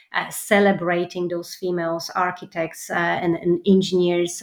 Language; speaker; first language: English; non-native, fluent; Polish